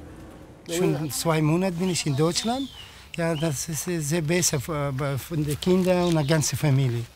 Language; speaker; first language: German; non-native, learner; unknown